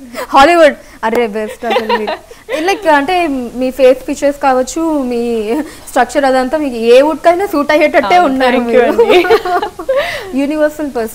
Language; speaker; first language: Telugu; native; Telugu